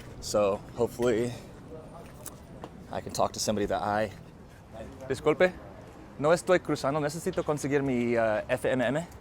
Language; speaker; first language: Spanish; non-native, learner; English